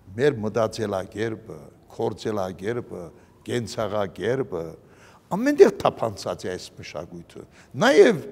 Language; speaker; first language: Armenian; early bilingual, heritage; Armenian